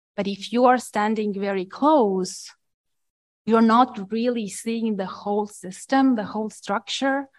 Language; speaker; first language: English; non-native, fluent; Estonian